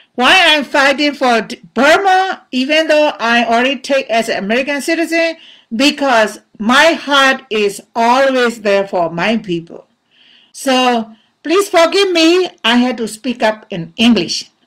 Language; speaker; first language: English; non-native, learner; Burmese